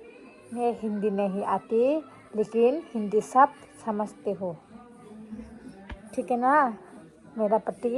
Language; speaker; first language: Hindi; non-native, learner; Kok Borok